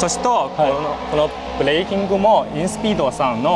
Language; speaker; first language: Japanese; non-native, learner; Chinese